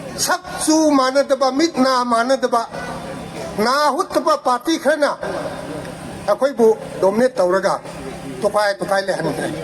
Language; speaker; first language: Manipuri; non-native, local second language; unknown